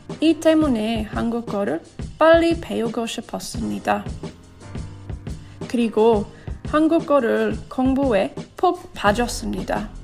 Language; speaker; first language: Korean; non-native, learner; English